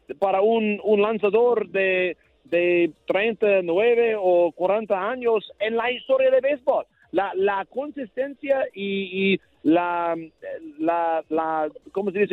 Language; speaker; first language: Spanish; non-native, learner; English